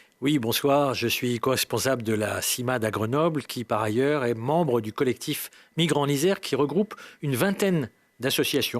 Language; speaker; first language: French; native; French